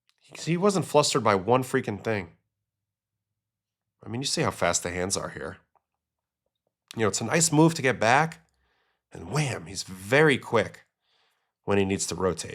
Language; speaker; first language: English; native; English